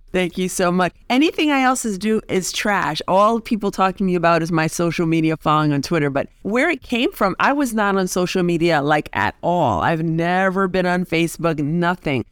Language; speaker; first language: English; native; English